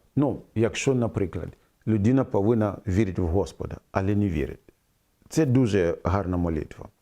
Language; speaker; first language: Ukrainian; non-native, fluent; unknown